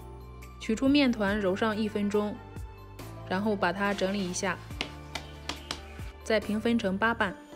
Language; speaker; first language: Chinese; native; Chinese